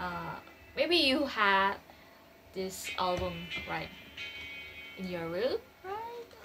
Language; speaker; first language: English; non-native, learner; Indonesian